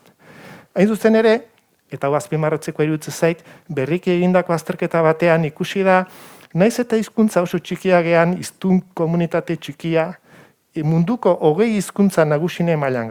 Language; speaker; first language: Basque; native; Basque